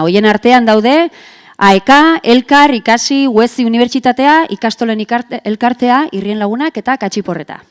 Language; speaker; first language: Basque; native; Basque